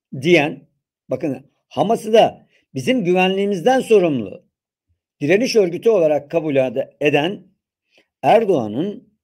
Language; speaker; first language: Turkish; native; Turkish